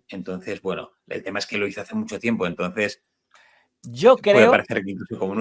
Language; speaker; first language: Spanish; native; Spanish